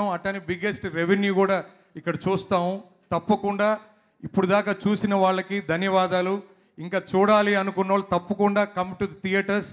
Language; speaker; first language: Telugu; native; Telugu